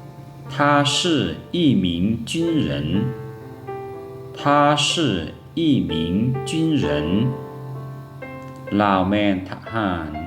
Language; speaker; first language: Chinese; non-native, fluent; Lao